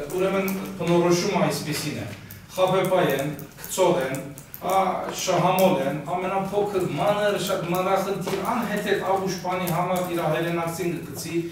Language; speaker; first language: Armenian; early bilingual, heritage; Armenian